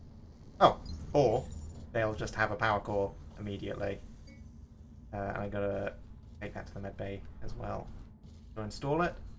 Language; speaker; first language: English; native; English